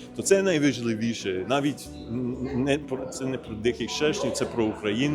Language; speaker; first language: Ukrainian; early bilingual, heritage; Ukrainian